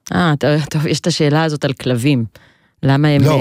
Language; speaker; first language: Hebrew; native; Hebrew